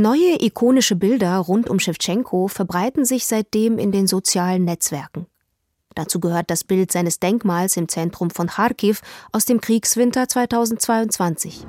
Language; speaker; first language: German; native; German